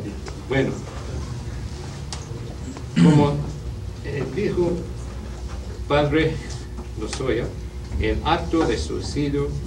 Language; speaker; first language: Spanish; non-native, learner; English